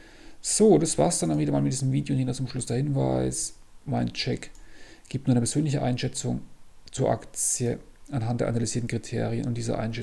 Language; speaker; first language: German; native; German